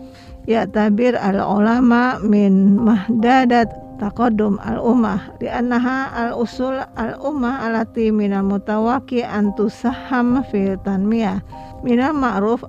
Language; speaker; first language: Arabic; non-native, fluent; Indonesian